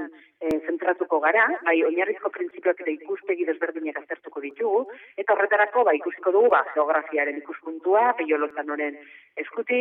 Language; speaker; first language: Basque; native; Basque